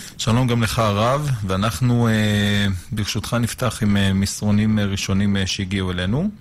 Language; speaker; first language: Hebrew; native; Hebrew